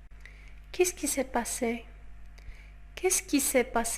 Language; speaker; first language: French; non-native, fluent; Arabic